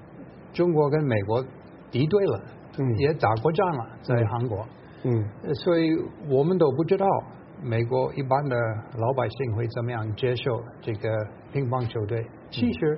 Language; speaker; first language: Chinese; non-native, fluent; English